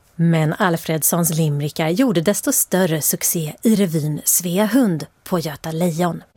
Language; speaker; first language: Swedish; native; Swedish